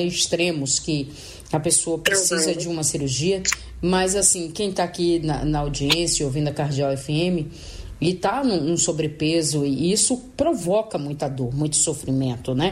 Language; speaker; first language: Portuguese; native; Portuguese